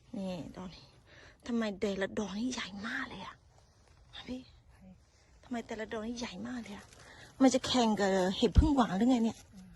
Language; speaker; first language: Thai; native; Thai